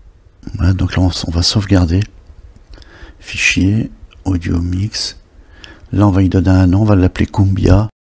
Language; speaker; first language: French; native; French